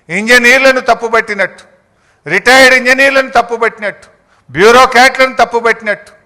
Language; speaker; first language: Telugu; native; Telugu